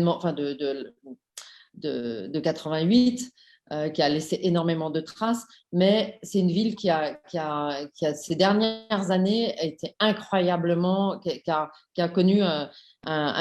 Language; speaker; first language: French; native; French